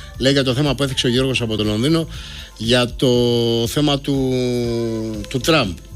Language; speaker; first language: Greek; native; Greek